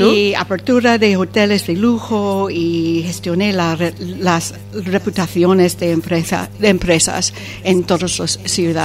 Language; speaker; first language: Spanish; non-native, fluent; English